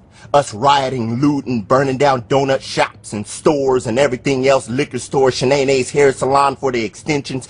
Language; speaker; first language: English; native; English